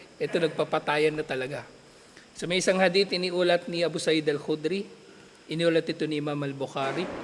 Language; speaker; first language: Filipino; native; Filipino